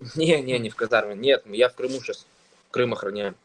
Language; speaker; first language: Russian; native; Russian